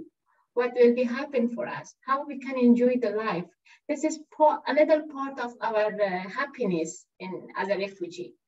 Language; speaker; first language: English; non-native, learner; Persian